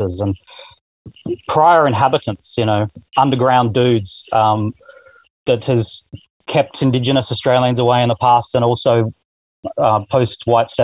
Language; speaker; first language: English; native; English